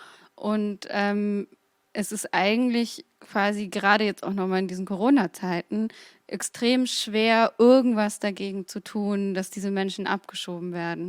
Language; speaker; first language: German; native; German